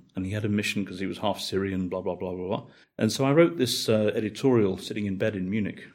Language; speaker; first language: English; native; English